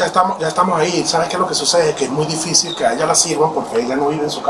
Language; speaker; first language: Spanish; native; Spanish